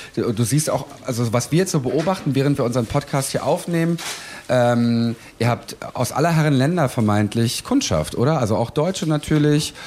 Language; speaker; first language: German; native; German